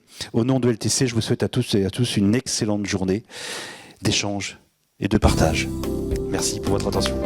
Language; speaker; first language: French; native; French